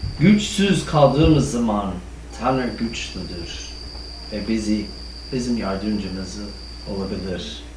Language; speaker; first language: Turkish; non-native, fluent; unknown